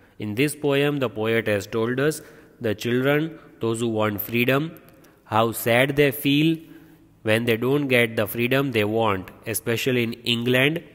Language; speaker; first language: English; non-native, local second language; Gujarati